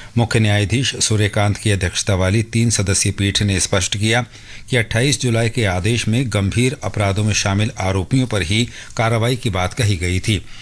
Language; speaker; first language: Hindi; native; Hindi